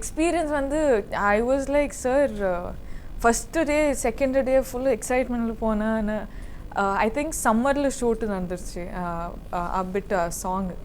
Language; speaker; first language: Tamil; non-native, learner; Kannada